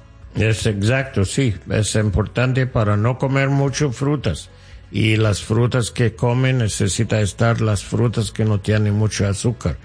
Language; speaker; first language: Spanish; non-native, learner; English